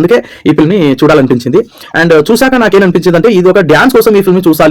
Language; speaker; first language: Telugu; non-native, learner; Kannada